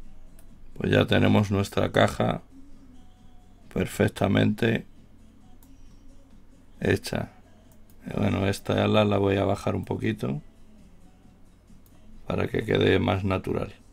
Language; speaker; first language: Spanish; native; Spanish